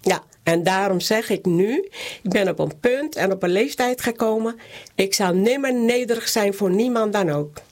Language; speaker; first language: Dutch; non-native, local second language; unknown